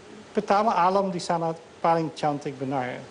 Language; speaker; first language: Indonesian; non-native, fluent; Dutch